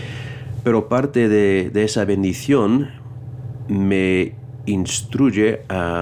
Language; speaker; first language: Spanish; non-native, fluent; English